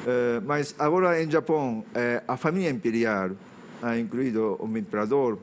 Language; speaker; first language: Portuguese; non-native, fluent; Japanese